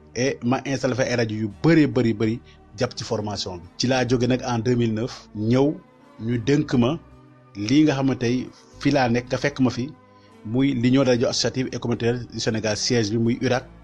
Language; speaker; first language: Wolof; non-native, local second language; Serer